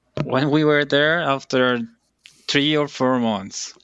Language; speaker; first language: English; non-native, fluent; Spanish